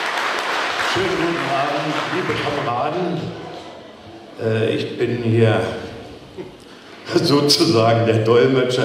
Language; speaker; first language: German; non-native, fluent; Polish